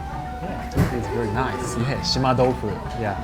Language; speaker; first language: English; non-native, learner; Japanese